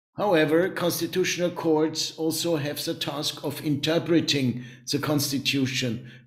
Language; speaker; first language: English; non-native, fluent; German